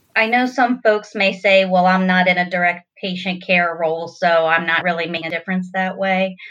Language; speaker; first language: English; native; English